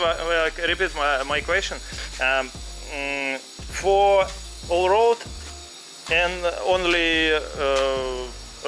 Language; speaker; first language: English; non-native, learner; Russian